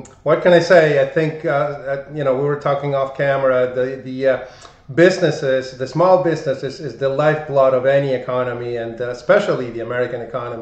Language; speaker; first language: English; non-native, fluent; Spanish